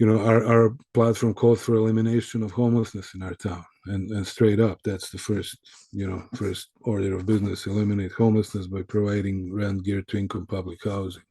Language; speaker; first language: English; early bilingual, other home language; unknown